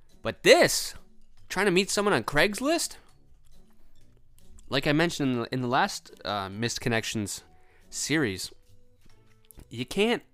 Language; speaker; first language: English; native; English